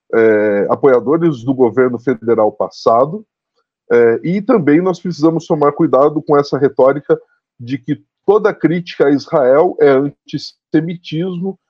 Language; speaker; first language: Portuguese; early bilingual, other home language; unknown